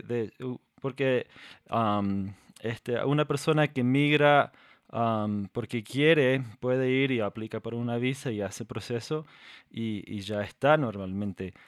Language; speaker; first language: Spanish; non-native, fluent; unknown